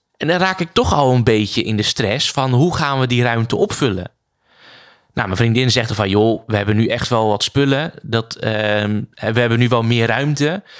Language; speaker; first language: Dutch; native; Dutch